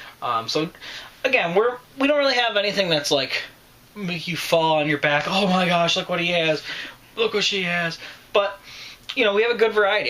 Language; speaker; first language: English; native; English